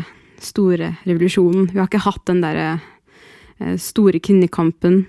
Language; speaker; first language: Norwegian; early bilingual, other home language; Arabic